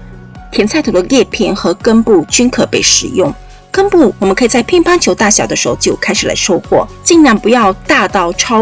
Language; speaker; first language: Chinese; native; Chinese